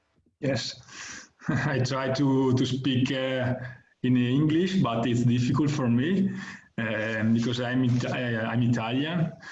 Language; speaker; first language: English; non-native, learner; Italian